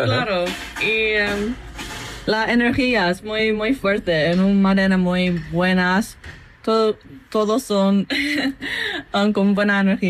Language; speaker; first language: Spanish; non-native, learner; English